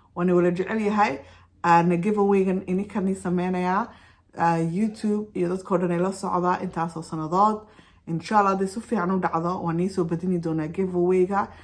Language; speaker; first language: Somali; early bilingual, heritage; Somali